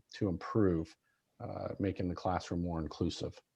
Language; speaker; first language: English; native; English